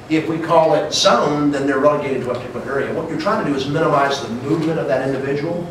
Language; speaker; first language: English; native; English